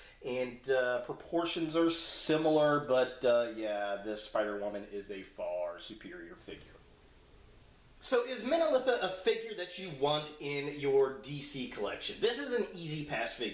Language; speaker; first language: English; native; English